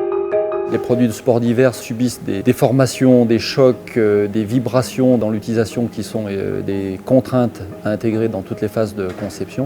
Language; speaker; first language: French; native; French